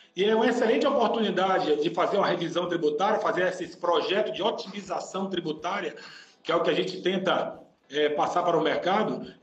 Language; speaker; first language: Portuguese; native; Portuguese